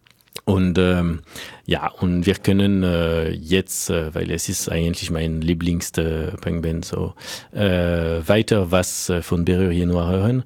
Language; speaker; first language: German; non-native, fluent; French